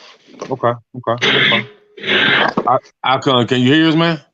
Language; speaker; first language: English; native; English